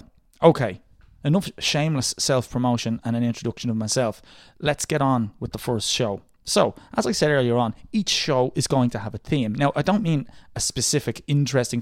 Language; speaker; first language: English; native; English